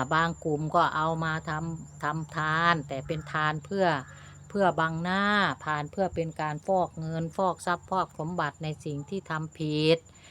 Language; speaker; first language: Thai; native; Thai